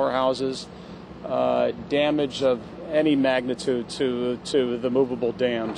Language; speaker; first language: English; native; English